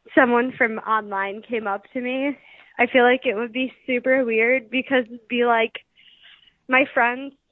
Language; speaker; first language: English; native; English